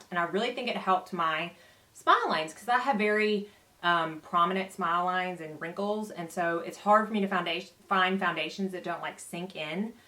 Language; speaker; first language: English; native; English